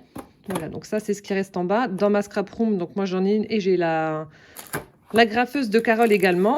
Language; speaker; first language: French; native; French